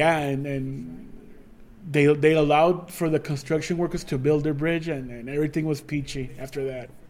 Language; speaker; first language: English; early bilingual, other home language; Spanish